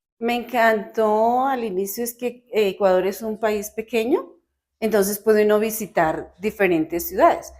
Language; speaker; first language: Spanish; native; Spanish